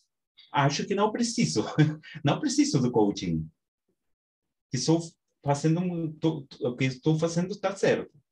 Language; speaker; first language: Portuguese; non-native, fluent; Spanish